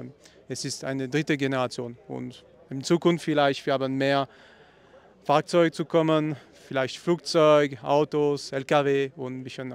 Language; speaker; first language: German; non-native, learner; Italian